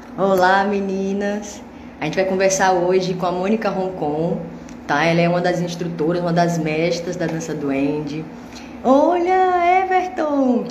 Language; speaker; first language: Portuguese; native; Portuguese